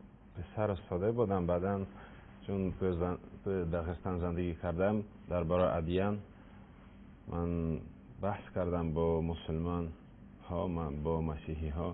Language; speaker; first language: Persian; non-native, learner; Russian